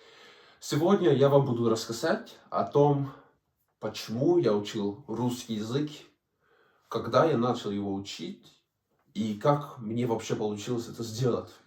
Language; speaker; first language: Russian; non-native, fluent; Danish